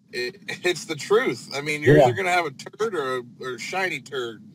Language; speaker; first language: English; native; English